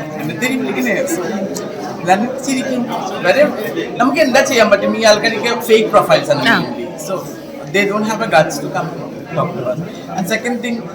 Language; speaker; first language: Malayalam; non-native, learner; Assamese